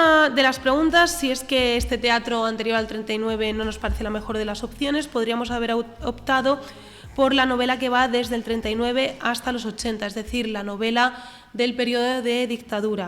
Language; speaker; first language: Spanish; native; Spanish